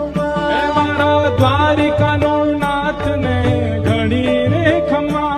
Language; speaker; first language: Hindi; native; Hindi